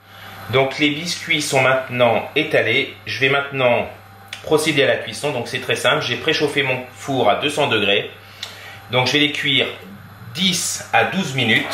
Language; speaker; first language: French; native; French